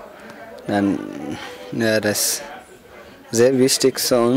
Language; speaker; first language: German; non-native, learner; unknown